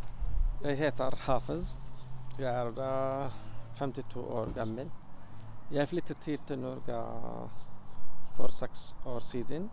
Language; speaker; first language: Norwegian; non-native, learner; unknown